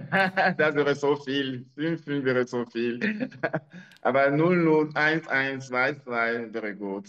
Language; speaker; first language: German; non-native, learner; French